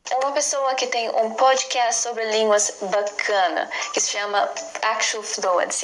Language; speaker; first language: Portuguese; non-native, learner; Latvian